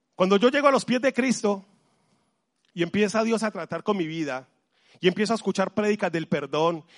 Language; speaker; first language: Spanish; native; Spanish